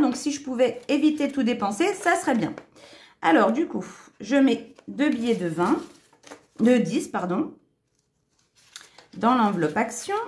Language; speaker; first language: French; native; French